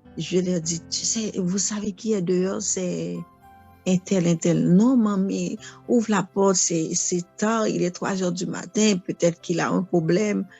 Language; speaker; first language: French; non-native, local second language; Haitian Creole